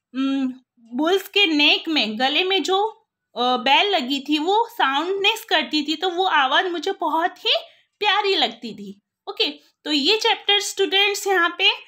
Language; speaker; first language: Hindi; non-native, local second language; Gujarati